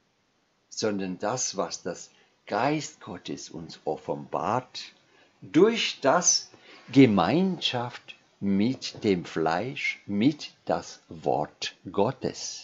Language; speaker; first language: German; non-native, fluent; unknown